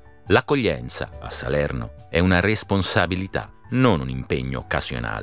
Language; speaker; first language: Italian; native; Italian